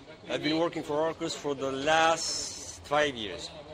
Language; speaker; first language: English; non-native, fluent; French